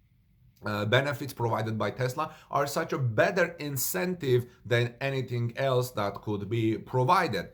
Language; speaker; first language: English; non-native, fluent; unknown